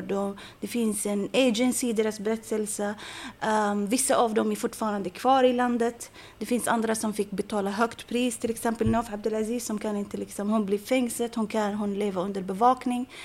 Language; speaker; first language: Swedish; non-native, fluent; Arabic